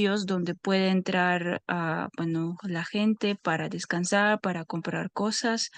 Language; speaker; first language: Spanish; non-native, fluent; Russian